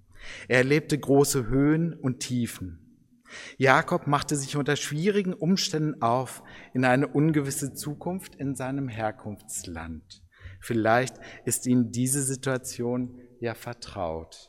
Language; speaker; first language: German; native; German